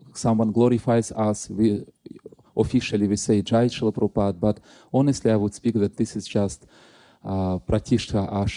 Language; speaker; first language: English; non-native, fluent; Russian